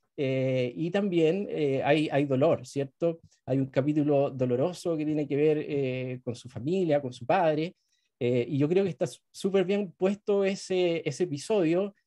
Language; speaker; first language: Spanish; native; Spanish